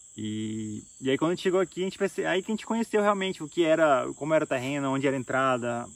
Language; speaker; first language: Portuguese; native; Portuguese